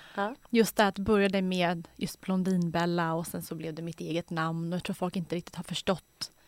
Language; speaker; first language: Swedish; native; Swedish